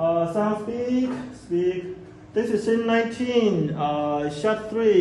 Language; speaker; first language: English; non-native, learner; Bangla